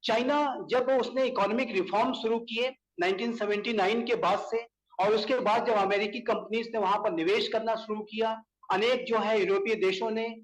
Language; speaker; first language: Hindi; native; Hindi